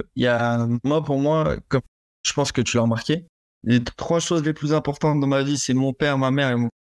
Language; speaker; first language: French; native; French